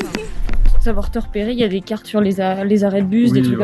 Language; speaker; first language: French; native; French